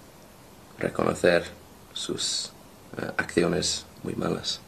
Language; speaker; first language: Spanish; non-native, fluent; English